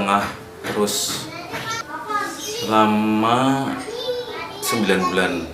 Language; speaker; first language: Indonesian; non-native, local second language; Javanese